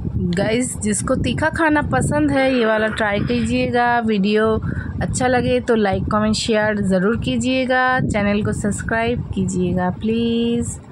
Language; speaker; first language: Hindi; non-native, local second language; Bangla